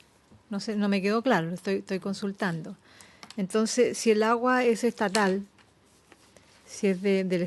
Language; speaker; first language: Spanish; native; Spanish